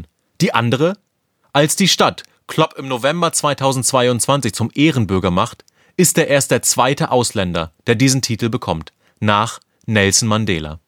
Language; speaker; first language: German; native; German